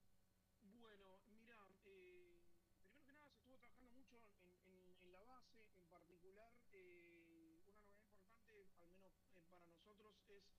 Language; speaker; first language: Spanish; native; Spanish